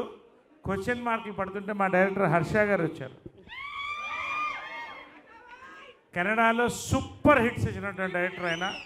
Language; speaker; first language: Telugu; native; Telugu